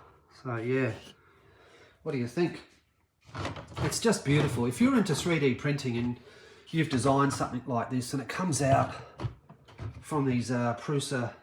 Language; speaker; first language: English; native; English